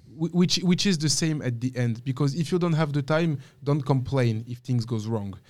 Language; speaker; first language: English; non-native, fluent; French